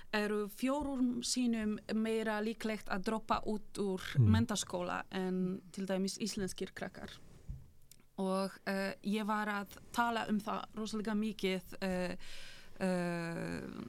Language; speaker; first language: Icelandic; non-native, fluent; Polish